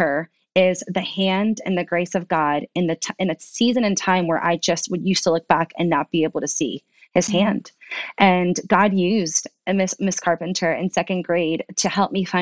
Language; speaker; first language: English; early bilingual, other home language; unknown